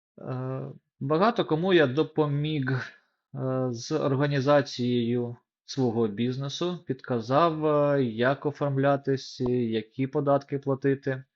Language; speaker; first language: Ukrainian; non-native, local second language; Russian